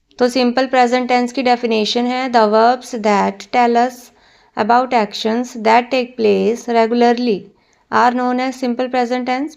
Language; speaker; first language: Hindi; non-native, local second language; Punjabi